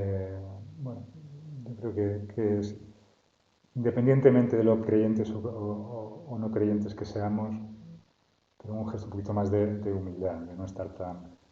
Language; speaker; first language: Spanish; native; Spanish